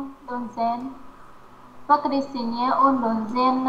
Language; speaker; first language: Russian; non-native, learner; Vietnamese